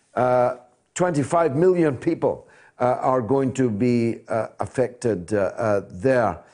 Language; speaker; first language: English; native; English